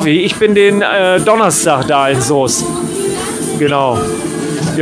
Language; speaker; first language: German; native; German